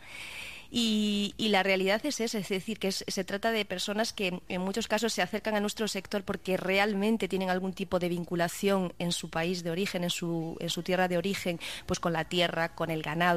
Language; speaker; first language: Spanish; native; Spanish